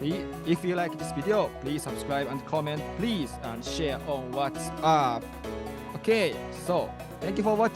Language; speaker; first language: English; non-native, learner; Japanese